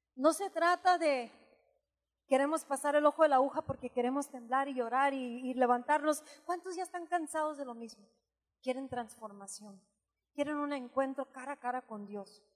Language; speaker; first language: Spanish; early bilingual, heritage; Spanish